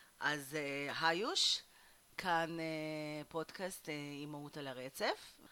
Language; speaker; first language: Hebrew; early bilingual, other home language; Russian